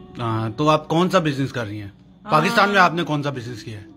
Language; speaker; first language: Urdu; native; Urdu